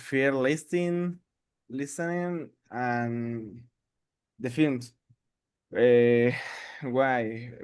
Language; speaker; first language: English; non-native, learner; Spanish